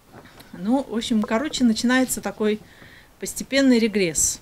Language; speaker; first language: Russian; native; Russian